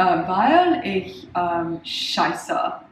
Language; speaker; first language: German; non-native, learner; English